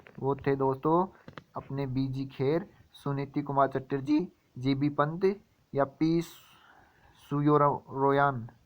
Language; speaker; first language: Hindi; native; Hindi